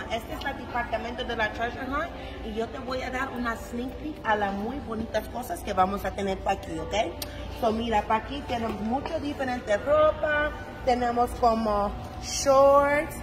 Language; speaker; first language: Spanish; early bilingual, heritage; English